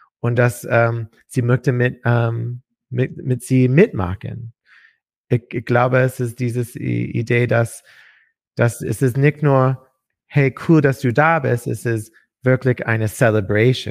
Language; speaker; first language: German; non-native, learner; English